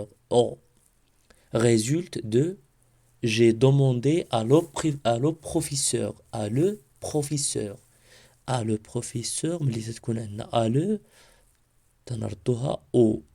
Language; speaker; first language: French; non-native, local second language; Arabic